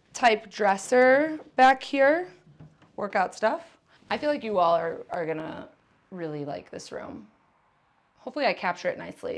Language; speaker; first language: English; native; English